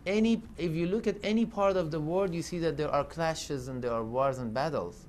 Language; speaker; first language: English; non-native, fluent; Persian